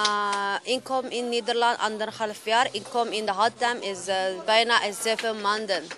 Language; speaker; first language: Dutch; non-native, learner; Uyghur